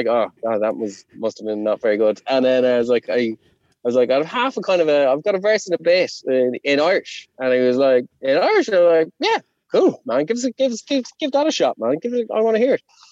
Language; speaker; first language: English; non-native, local second language; Irish